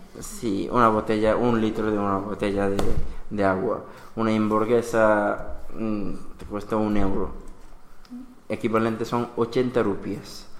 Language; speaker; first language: Spanish; non-native, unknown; Bangla